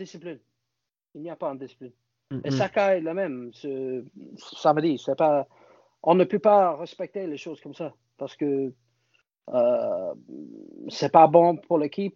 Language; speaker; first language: French; non-native, fluent; English